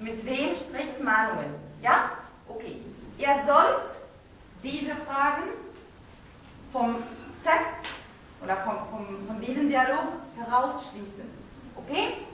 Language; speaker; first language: German; non-native, fluent; Arabic